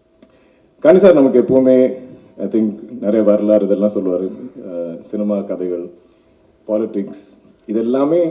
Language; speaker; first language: Tamil; non-native, local second language; Malayalam